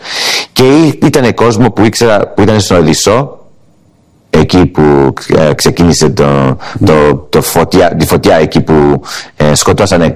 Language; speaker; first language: Greek; early bilingual, heritage; English